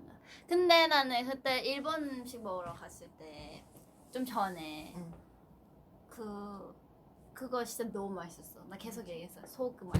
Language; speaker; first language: Korean; non-native, fluent; Thai